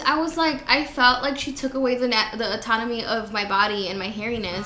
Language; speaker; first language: English; early bilingual, other home language; Spanish